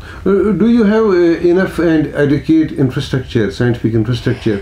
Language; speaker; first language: English; non-native, local second language; Kashmiri